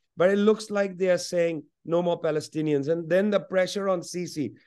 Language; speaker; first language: English; non-native, local second language; Punjabi